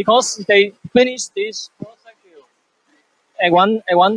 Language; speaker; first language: English; non-native, fluent; Chinese